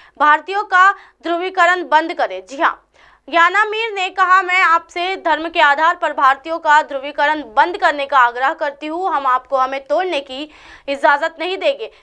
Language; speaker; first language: Hindi; native; Hindi